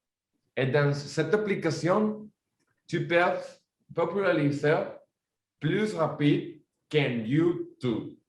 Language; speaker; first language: French; non-native, learner; Spanish